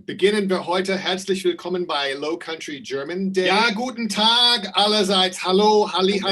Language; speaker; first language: German; non-native, fluent; English